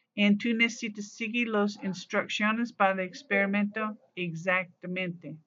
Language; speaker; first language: Spanish; non-native, learner; English